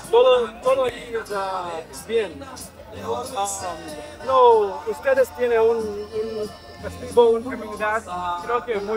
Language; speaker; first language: Spanish; non-native, learner; English